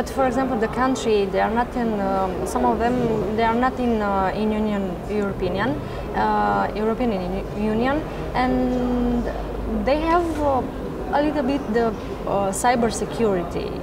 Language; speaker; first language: English; non-native, learner; Romanian